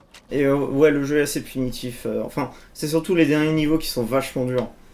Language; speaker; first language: French; native; French